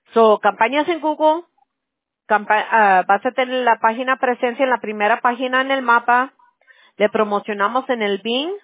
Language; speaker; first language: Spanish; early bilingual, other home language; English